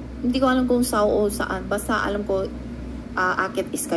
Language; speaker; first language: Filipino; non-native, learner; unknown